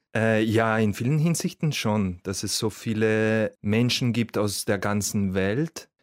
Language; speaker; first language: German; non-native, fluent; Spanish